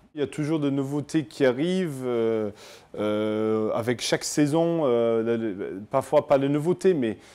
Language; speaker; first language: French; non-native, fluent; English